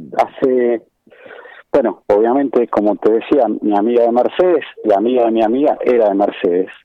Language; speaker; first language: Spanish; native; Spanish